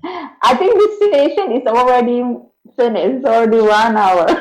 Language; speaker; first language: English; non-native, learner; Indonesian